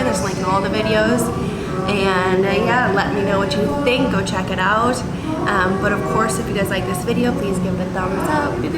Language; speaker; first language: English; native; English